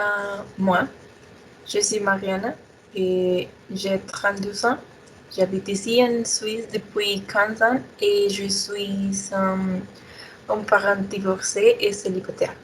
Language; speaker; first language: French; non-native, learner; Spanish